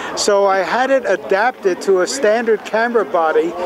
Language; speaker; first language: English; native; English